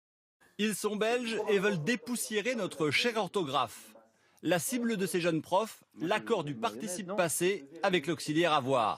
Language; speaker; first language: French; native; French